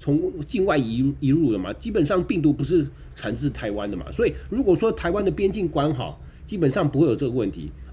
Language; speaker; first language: Chinese; native; Chinese